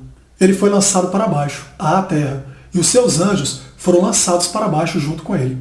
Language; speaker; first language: Portuguese; native; Portuguese